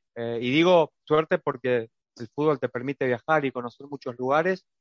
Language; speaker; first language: Spanish; native; Spanish